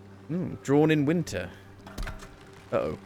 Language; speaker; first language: English; native; English